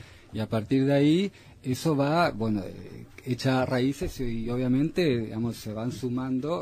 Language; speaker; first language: Spanish; native; Spanish